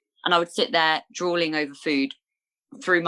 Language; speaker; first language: English; native; English